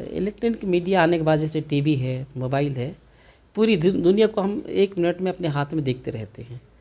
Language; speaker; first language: Hindi; native; Hindi